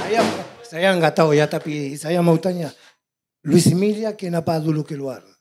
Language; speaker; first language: Indonesian; non-native, fluent; Spanish